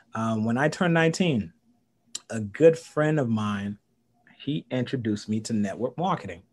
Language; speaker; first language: English; early bilingual, other home language; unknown